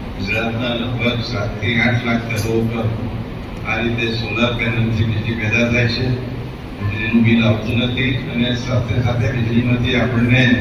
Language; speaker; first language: Gujarati; native; Gujarati